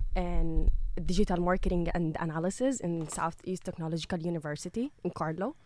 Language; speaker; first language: English; non-native, fluent; Arabic